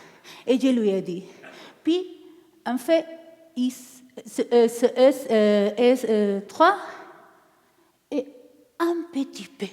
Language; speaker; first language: French; non-native, learner; Spanish